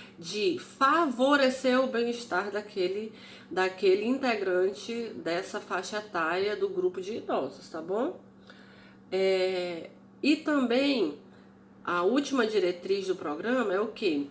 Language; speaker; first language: Portuguese; native; Portuguese